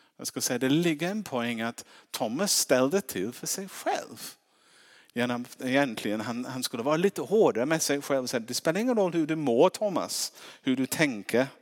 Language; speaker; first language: Swedish; non-native, fluent; English